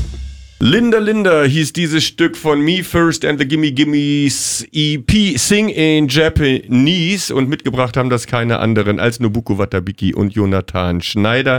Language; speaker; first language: German; native; German